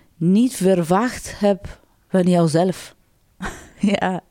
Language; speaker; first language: Dutch; non-native, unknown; Persian